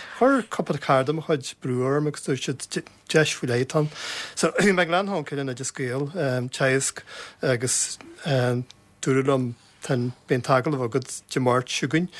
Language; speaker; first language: Irish; native; Irish